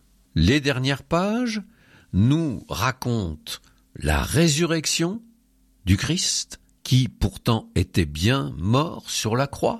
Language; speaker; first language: French; native; French